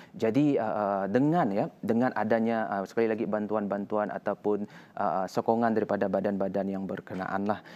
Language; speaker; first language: Malay; non-native, local second language; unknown